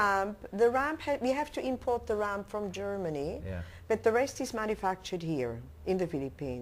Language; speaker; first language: English; non-native, local second language; German